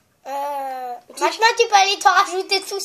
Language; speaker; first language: French; native; French